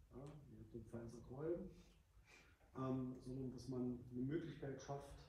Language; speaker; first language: German; native; German